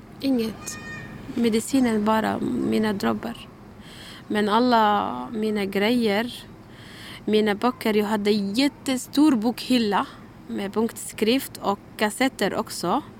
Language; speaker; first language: Swedish; non-native, learner; Arabic